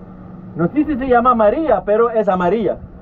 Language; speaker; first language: Spanish; non-native, learner; French